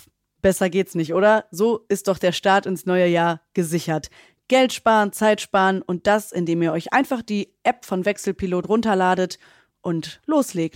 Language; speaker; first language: German; native; German